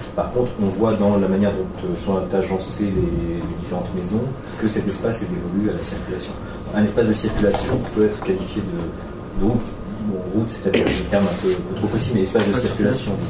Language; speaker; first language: French; native; French